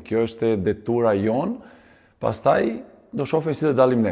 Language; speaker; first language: Albanian; non-native, fluent; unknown